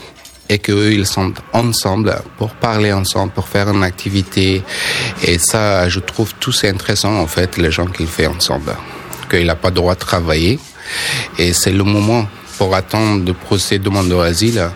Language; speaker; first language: French; non-native, learner; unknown